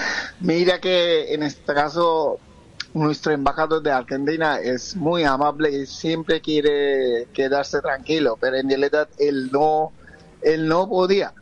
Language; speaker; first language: Spanish; non-native, fluent; Bangla